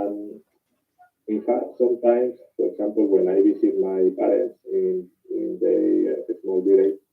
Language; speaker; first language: English; non-native, learner; Spanish